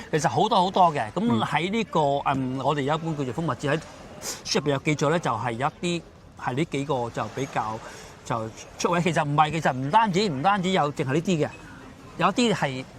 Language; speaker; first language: Cantonese; native; Cantonese